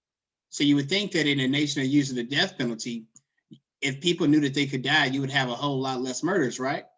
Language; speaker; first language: English; native; English